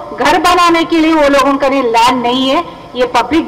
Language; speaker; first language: Hindi; non-native, local second language; Telugu